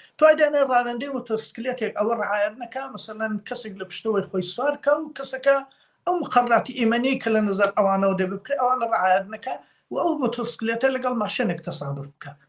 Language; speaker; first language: Central Kurdish; native; Central Kurdish